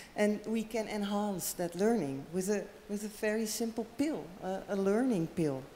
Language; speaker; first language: English; non-native, fluent; Dutch